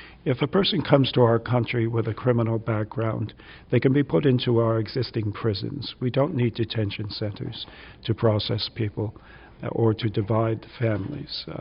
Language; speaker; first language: English; native; English